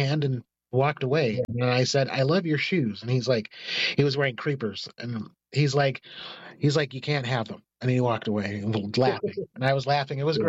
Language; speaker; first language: English; native; English